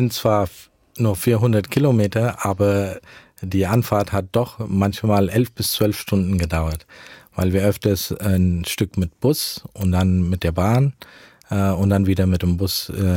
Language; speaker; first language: German; early bilingual, heritage; German